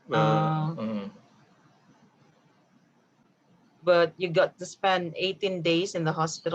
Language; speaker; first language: English; non-native, fluent; Indonesian